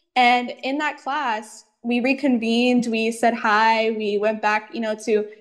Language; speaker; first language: English; native; English